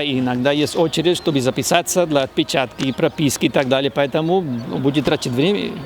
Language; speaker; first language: Russian; non-native, fluent; Spanish